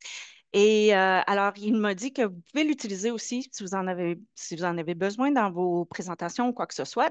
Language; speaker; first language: French; native; French